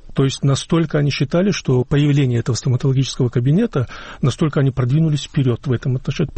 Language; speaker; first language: Russian; non-native, local second language; Chechen